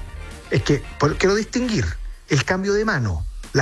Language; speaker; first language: Spanish; native; Spanish